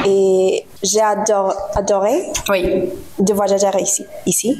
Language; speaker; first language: French; non-native, learner; Spanish